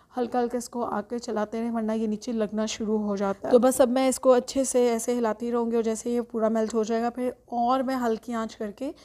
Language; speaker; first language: Urdu; native; Urdu